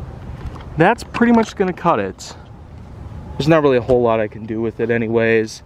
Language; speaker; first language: English; native; English